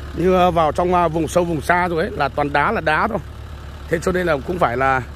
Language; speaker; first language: Vietnamese; non-native, local second language; Hmong